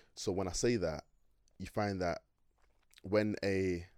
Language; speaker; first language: English; native; English